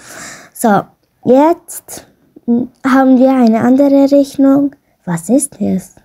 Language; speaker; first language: German; non-native, learner; Arabic